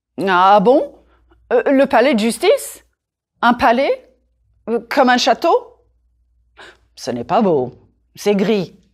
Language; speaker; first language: French; non-native, fluent; English